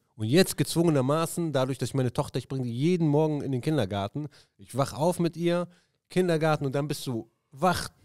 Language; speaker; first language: German; early bilingual, other home language; Arabic